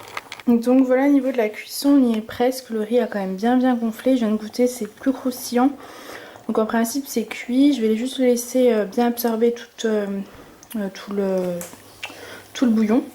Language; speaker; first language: French; native; French